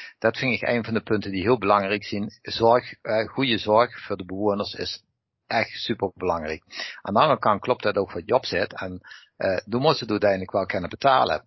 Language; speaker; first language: Dutch; native; Dutch